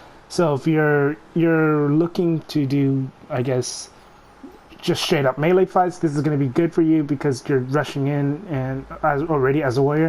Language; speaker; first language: English; native; English